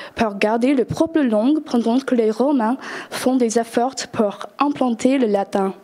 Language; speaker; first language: French; non-native, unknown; English